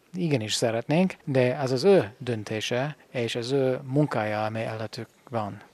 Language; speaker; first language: Hungarian; non-native, fluent; English